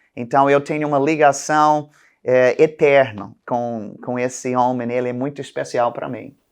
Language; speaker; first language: Portuguese; non-native, fluent; English